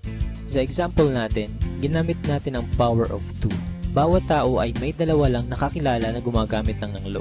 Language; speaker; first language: Filipino; native; Filipino